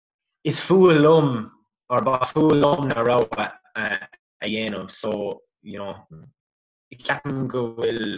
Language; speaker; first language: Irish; non-native, local second language; English